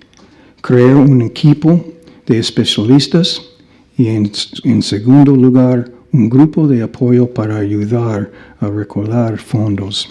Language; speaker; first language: Spanish; non-native, fluent; English